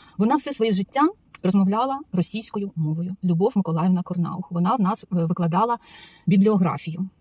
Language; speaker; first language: Ukrainian; non-native, local second language; Russian